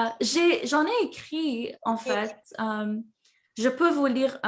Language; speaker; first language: French; early bilingual, heritage; French